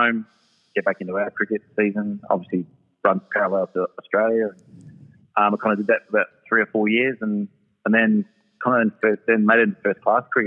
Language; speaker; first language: English; native; English